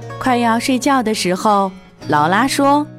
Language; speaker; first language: Chinese; native; Chinese